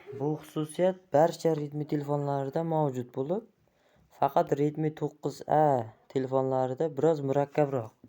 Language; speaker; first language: Uzbek; native; Uzbek